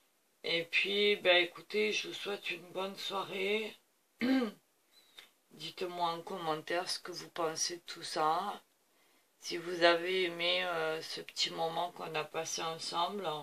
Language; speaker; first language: French; native; French